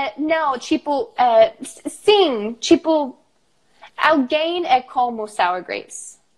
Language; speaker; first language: Portuguese; non-native, fluent; English